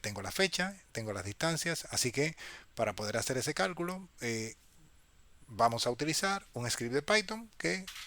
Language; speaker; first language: Spanish; native; Spanish